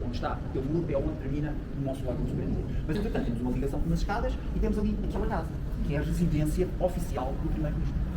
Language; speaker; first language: Portuguese; native; Portuguese